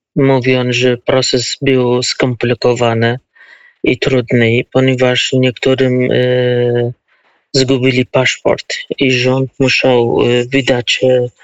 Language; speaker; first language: Polish; non-native, learner; Kurdish